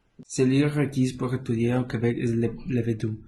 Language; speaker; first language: French; non-native, learner; Spanish